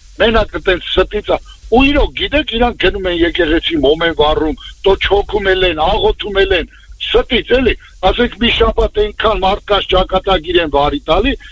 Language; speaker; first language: Armenian; native; Armenian